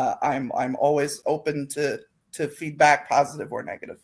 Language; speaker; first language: English; native; English